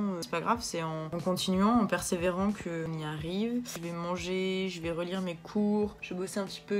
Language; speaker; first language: French; native; French